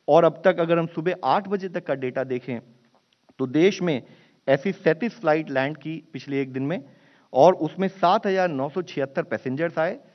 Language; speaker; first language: Hindi; native; Hindi